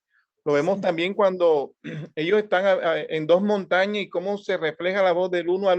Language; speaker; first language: Spanish; native; Spanish